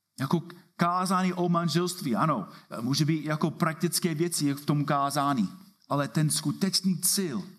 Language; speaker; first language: Czech; non-native, fluent; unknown